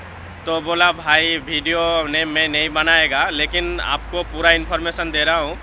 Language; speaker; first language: Hindi; non-native, local second language; Bangla